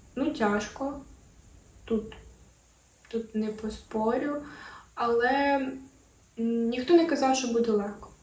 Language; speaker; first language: Ukrainian; native; Ukrainian